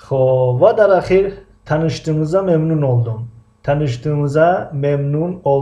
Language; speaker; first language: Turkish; non-native, fluent; Tajik